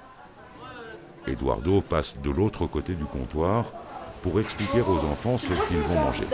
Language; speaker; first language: French; native; French